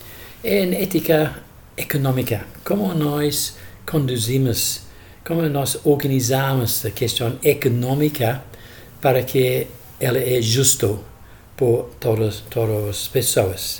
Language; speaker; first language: Portuguese; non-native, fluent; English